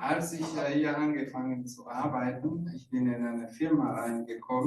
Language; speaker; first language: German; non-native, fluent; Rundi